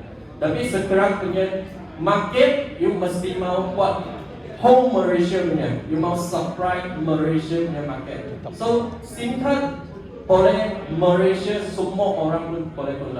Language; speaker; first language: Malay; non-native, local second language; Chinese